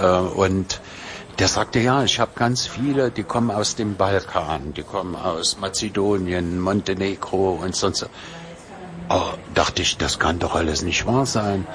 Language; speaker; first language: German; native; German